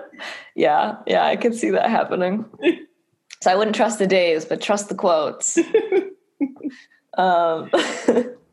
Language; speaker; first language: English; native; English